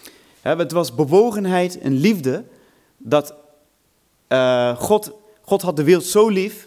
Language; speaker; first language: Dutch; non-native, fluent; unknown